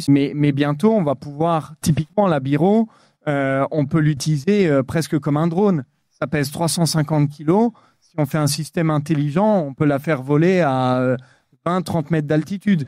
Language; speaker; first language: French; native; French